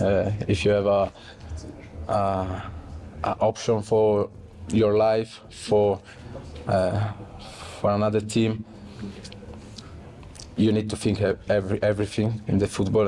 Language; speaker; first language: English; non-native, fluent; Italian